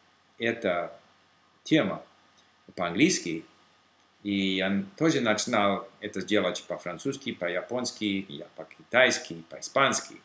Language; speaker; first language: Russian; non-native, learner; English